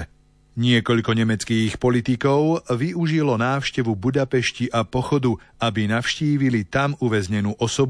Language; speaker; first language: Slovak; native; Slovak